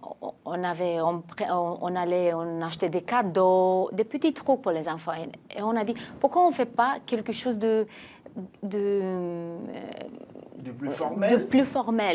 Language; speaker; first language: French; non-native, fluent; Romanian